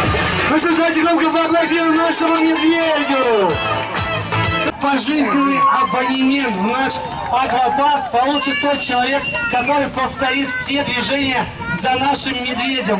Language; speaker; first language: Russian; native; Russian